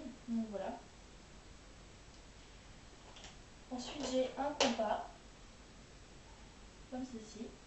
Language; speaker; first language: French; native; French